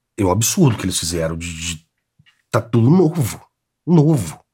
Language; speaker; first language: Portuguese; native; Portuguese